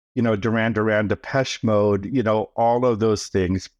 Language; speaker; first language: English; early bilingual, other home language; Filipino